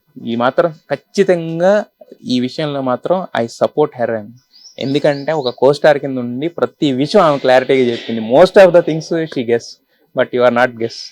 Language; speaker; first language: Telugu; native; Telugu